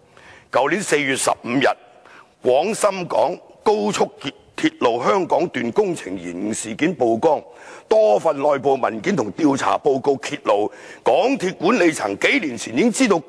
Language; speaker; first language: Chinese; non-native, local second language; Cantonese